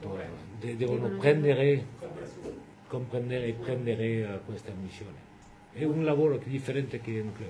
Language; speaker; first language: Italian; non-native, fluent; French